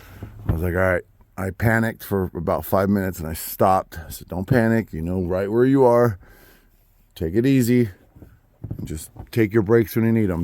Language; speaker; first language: English; native; English